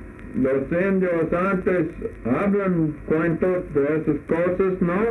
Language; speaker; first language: Spanish; non-native, learner; English